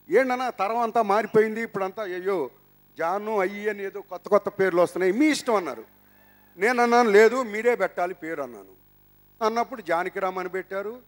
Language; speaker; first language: Telugu; native; Telugu